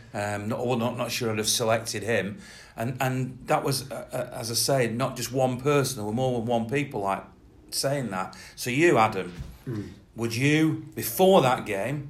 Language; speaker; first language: English; native; English